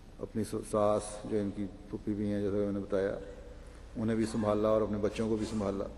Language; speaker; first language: Urdu; native; Urdu